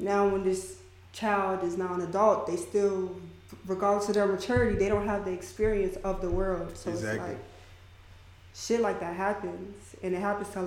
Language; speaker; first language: English; native; English